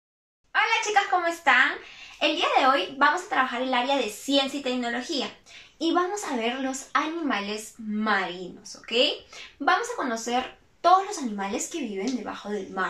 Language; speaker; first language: Spanish; native; Spanish